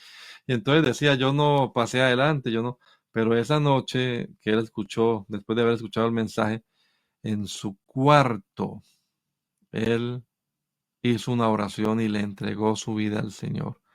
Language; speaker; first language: Spanish; native; Spanish